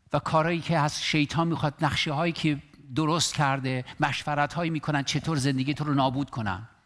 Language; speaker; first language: Persian; non-native, local second language; Armenian